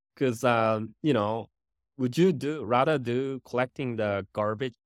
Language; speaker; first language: English; non-native, fluent; Japanese